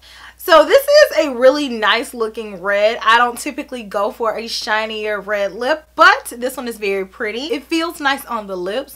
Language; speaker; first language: English; native; English